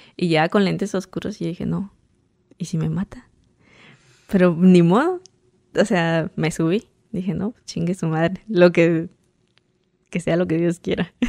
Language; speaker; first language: Spanish; native; Spanish